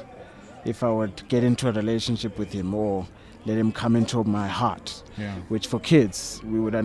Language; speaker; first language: English; non-native, local second language; Zulu